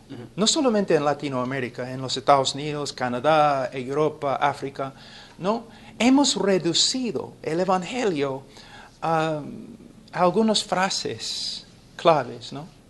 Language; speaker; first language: Spanish; non-native, fluent; English